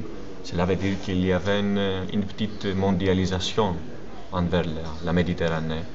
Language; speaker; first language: French; non-native, fluent; Greek